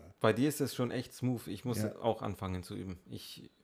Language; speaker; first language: German; native; German